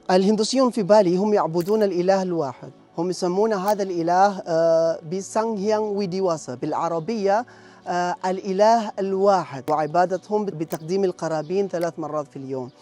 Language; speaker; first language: Arabic; non-native, fluent; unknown